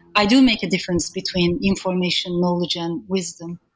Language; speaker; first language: English; non-native, fluent; Turkish